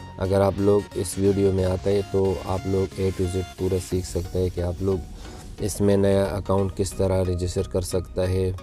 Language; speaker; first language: Urdu; non-native, local second language; Pashto